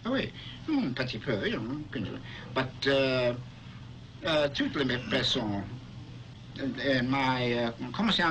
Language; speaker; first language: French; non-native, learner; English